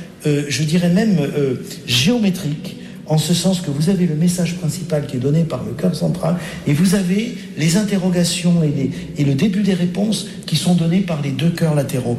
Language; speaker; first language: French; native; French